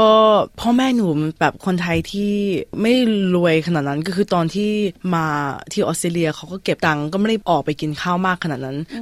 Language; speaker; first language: Thai; early bilingual, heritage; Thai